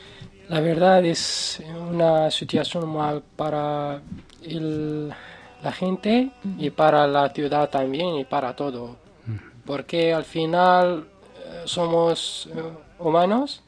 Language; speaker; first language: Spanish; non-native, learner; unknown